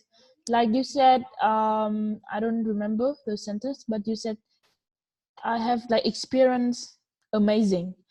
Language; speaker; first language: English; non-native, fluent; Vietnamese